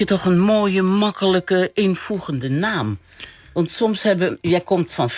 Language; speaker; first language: Dutch; native; Dutch